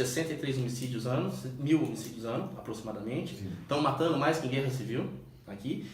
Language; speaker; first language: Portuguese; native; Portuguese